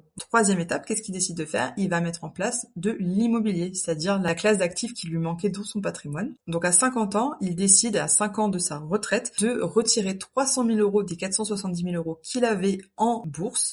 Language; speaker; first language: French; native; French